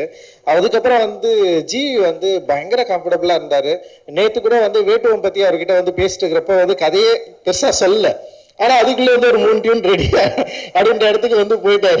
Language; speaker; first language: Tamil; native; Tamil